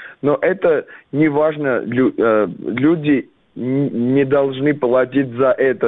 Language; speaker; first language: Russian; non-native, fluent; Armenian